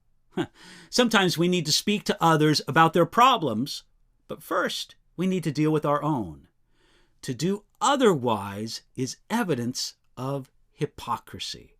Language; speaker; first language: English; native; English